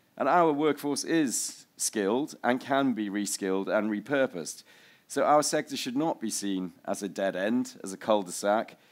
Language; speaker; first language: English; native; English